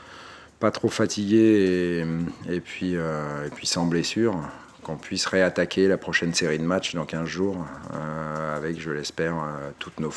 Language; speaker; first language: French; native; French